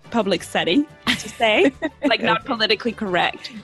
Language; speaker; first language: English; early bilingual, other home language; Spanish